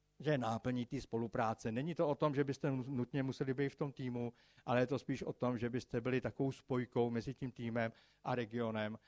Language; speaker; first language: Czech; native; Czech